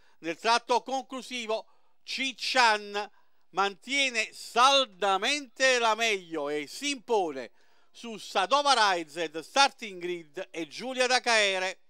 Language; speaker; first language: Italian; native; Italian